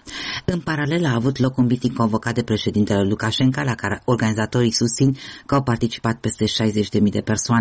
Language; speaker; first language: Romanian; native; Romanian